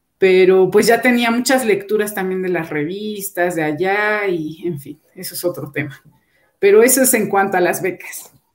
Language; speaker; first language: Spanish; native; Spanish